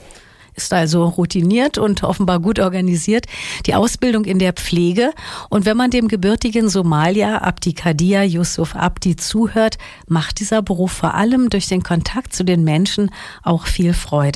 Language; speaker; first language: German; native; German